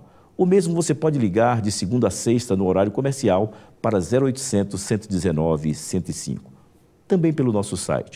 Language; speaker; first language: Portuguese; native; Portuguese